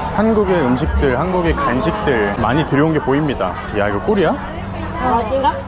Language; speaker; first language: Korean; native; Korean